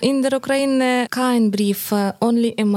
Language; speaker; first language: German; non-native, learner; Ukrainian